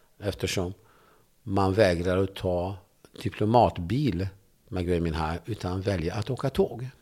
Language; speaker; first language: Swedish; non-native, fluent; Kurdish